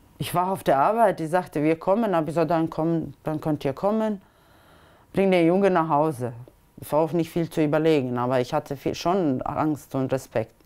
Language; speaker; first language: German; non-native, fluent; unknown